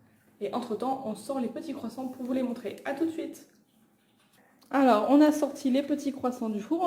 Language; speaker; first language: French; native; French